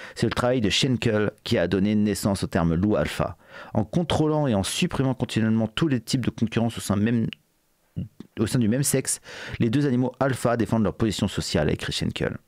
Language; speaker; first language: French; native; French